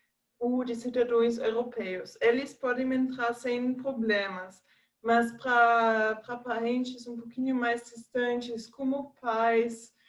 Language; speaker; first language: Portuguese; non-native, fluent; German